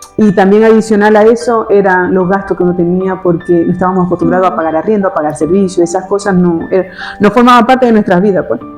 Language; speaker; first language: Spanish; native; Spanish